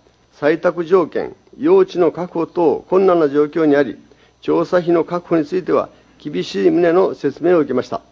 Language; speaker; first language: Japanese; native; Japanese